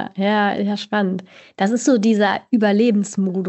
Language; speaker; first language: German; native; German